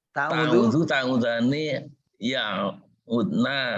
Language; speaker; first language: Arabic; non-native, learner; Indonesian